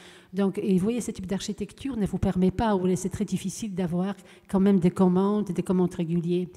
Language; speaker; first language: French; non-native, fluent; Polish